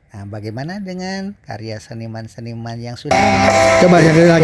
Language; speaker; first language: Indonesian; native; Indonesian